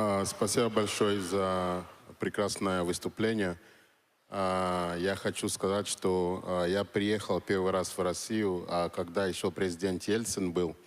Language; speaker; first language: Russian; non-native, fluent; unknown